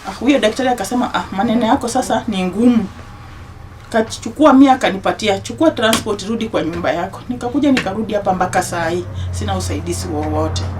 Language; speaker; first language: Swahili; non-native, local second language; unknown